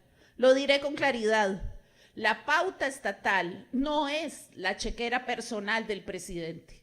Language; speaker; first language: Spanish; native; Spanish